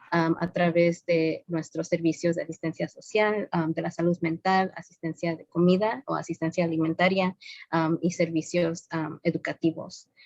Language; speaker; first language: Spanish; early bilingual, heritage; Spanish